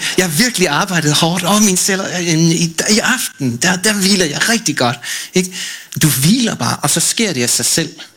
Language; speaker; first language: Danish; non-native, fluent; English